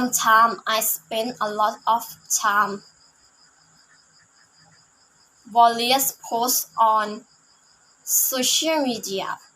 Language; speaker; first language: English; non-native, learner; Thai